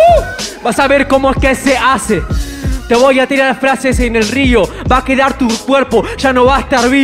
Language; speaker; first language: Spanish; native; Spanish